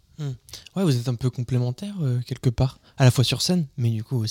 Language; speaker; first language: French; native; French